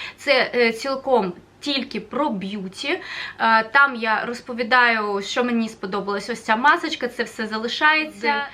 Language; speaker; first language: Ukrainian; native; Ukrainian